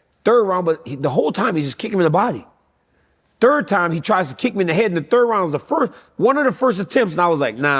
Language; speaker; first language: English; native; English